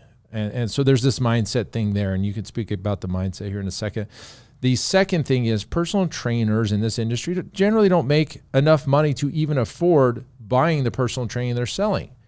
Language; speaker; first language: English; native; English